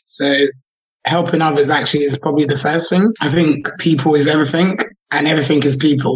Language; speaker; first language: English; native; English